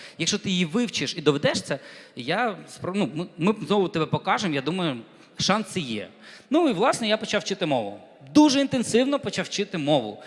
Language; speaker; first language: Ukrainian; non-native, local second language; Russian